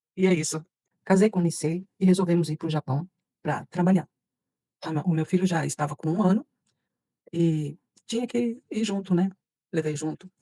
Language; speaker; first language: Portuguese; early bilingual, other home language; Spanish